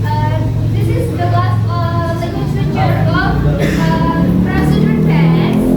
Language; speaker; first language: English; non-native, learner; Indonesian